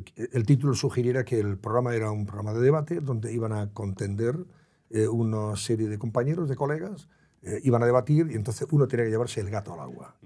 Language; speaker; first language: Spanish; native; Spanish